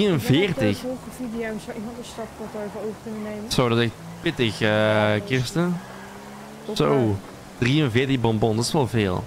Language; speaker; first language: Dutch; native; Dutch